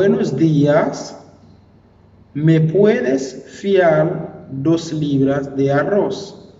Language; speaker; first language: Spanish; non-native, fluent; Haitian Creole